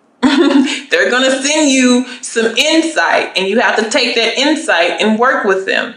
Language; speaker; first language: English; native; English